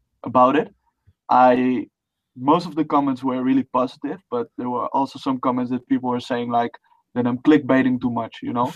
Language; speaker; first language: English; non-native, fluent; Dutch